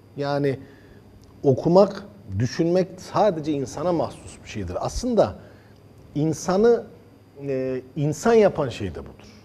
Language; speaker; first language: Turkish; early bilingual, heritage; Turkish